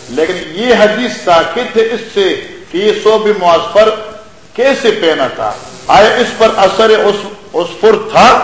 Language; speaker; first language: Urdu; native; Urdu